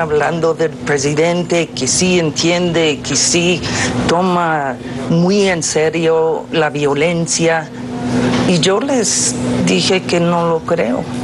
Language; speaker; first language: Spanish; non-native, fluent; English